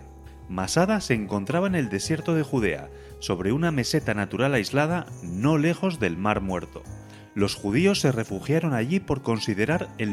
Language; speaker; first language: Spanish; native; Spanish